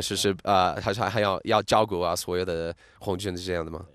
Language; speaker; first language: Chinese; non-native, fluent; English